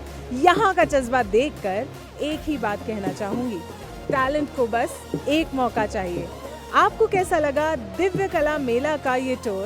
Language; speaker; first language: Hindi; native; Hindi